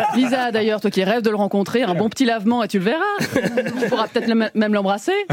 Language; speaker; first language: French; native; French